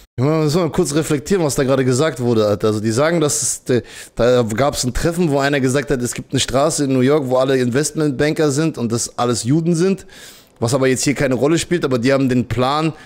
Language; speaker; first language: German; native; German